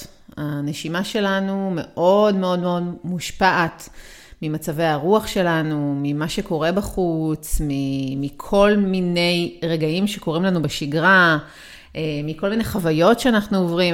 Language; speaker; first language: Hebrew; native; Hebrew